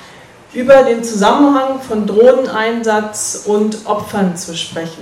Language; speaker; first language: German; native; German